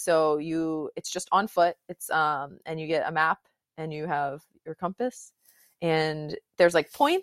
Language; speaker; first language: English; native; English